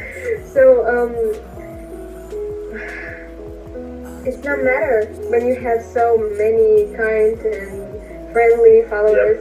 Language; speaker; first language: English; non-native, learner; Russian